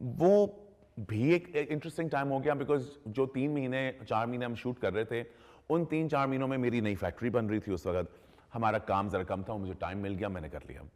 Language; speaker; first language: Urdu; early bilingual, heritage; Urdu